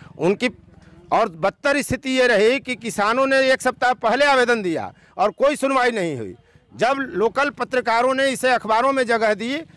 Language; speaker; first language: Hindi; native; Hindi